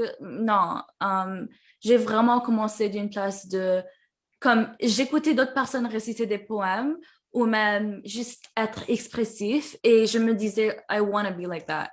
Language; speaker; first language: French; early bilingual, heritage; French